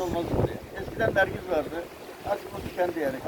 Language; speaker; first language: Turkish; native; Turkish